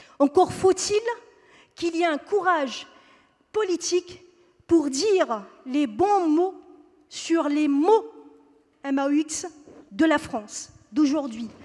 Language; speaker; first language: French; non-native, local second language; Kabyle